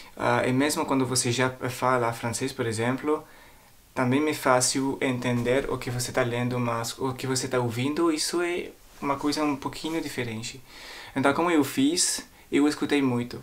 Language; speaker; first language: Portuguese; non-native, fluent; French